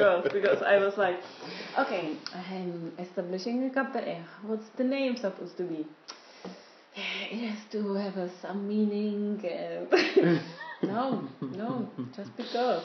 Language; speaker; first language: English; non-native, fluent; Czech